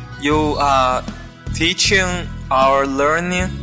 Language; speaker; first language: English; non-native, fluent; Chinese